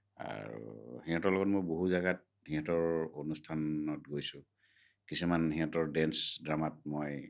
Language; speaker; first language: Assamese; native; Assamese